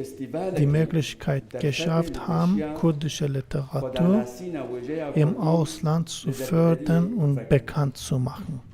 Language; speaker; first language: German; non-native, fluent; Kurdish